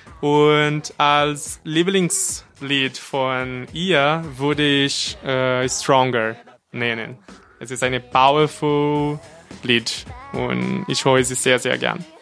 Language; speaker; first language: German; non-native, fluent; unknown